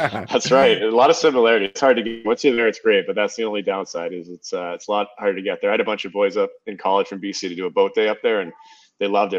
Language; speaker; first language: English; native; English